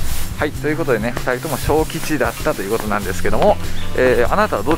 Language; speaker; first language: Japanese; native; Japanese